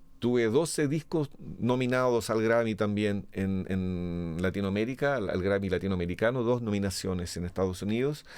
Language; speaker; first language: Spanish; early bilingual, other home language; Portuguese